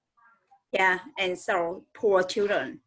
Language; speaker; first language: English; non-native, learner; Vietnamese